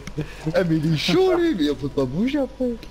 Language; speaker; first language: French; native; French